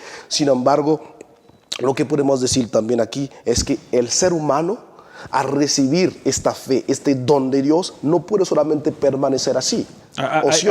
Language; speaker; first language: Spanish; non-native, fluent; Haitian Creole